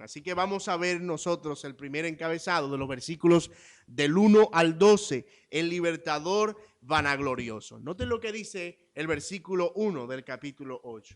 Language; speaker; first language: Spanish; native; Spanish